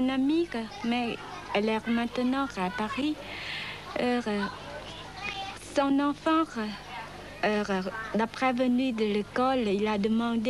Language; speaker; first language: French; non-native, learner; Khmer